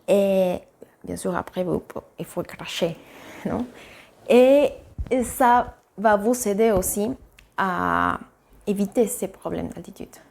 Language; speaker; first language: French; non-native, fluent; Spanish